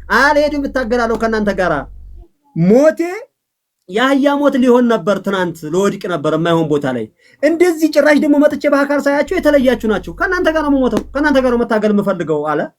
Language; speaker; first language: Amharic; native; Amharic